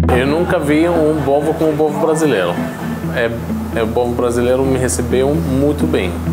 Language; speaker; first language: Portuguese; non-native, learner; Arabic